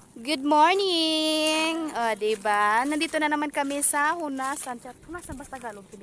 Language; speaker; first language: Filipino; non-native, local second language; Cebuano